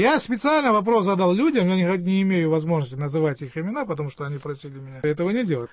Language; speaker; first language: Russian; native; Russian